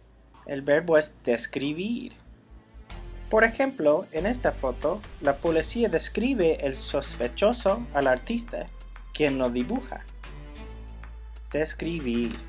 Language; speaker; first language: Spanish; non-native, fluent; English